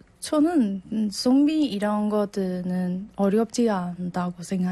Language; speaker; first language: Korean; non-native, learner; Burmese